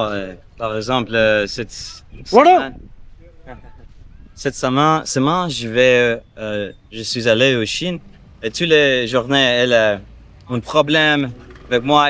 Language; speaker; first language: French; non-native, learner; English